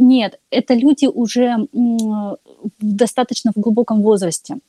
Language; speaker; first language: Russian; native; Russian